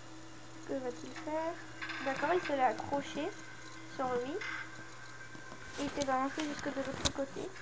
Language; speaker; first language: French; native; French